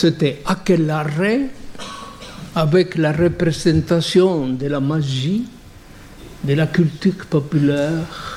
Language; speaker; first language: French; non-native, fluent; Spanish